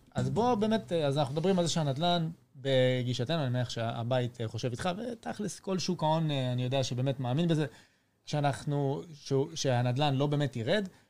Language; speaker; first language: Hebrew; early bilingual, other home language; French